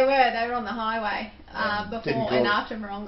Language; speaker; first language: English; native; English